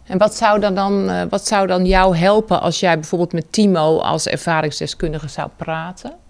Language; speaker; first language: Dutch; native; Dutch